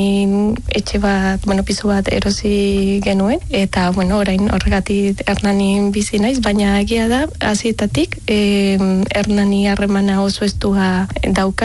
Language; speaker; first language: Basque; non-native, learner; Spanish